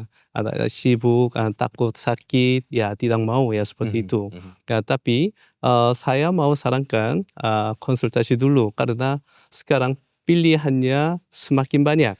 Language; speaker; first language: Indonesian; non-native, learner; Korean